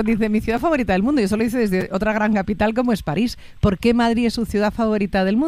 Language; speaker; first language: Spanish; native; Spanish